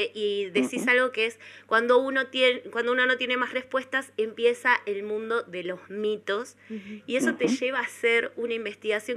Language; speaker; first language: Spanish; native; Spanish